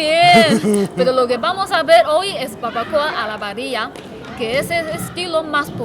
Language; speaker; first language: Spanish; non-native, fluent; Chinese